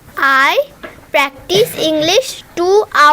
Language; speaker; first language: English; non-native, learner; Bangla